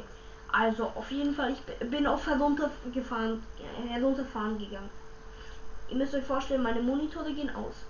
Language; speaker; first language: German; native; German